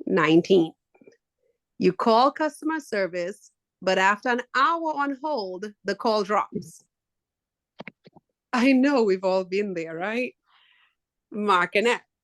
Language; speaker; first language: English; native; English